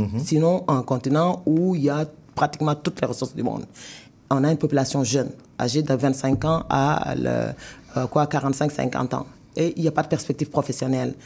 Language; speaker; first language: French; non-native, local second language; Wolof